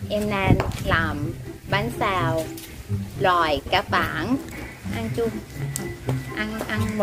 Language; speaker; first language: Vietnamese; non-native, learner; Thai